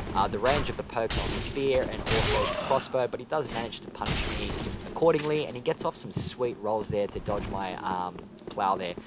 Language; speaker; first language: English; native; English